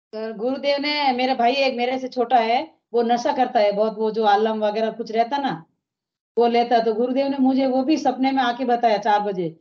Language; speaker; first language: Hindi; native; Hindi